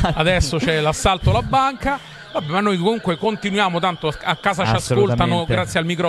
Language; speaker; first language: Italian; native; Italian